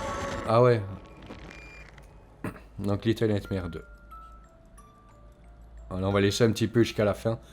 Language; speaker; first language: French; native; French